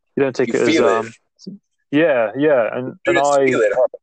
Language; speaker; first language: English; native; English